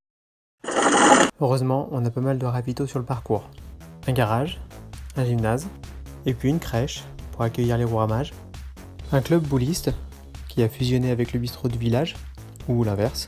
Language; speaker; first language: French; native; French